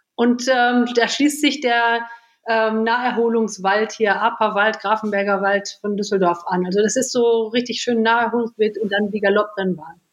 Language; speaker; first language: German; native; German